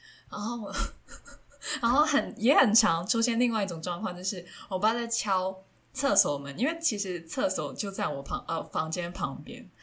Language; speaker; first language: Chinese; non-native, local second language; Cantonese